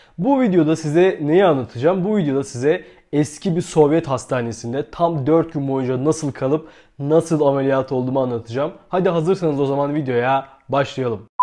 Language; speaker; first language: Turkish; native; Turkish